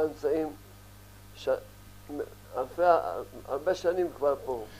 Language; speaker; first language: Hebrew; early bilingual, other home language; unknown